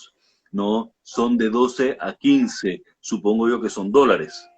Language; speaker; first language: Spanish; native; Spanish